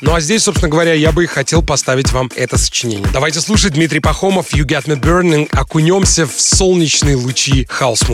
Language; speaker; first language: Russian; native; Russian